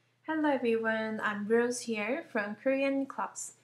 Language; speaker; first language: English; non-native, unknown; Korean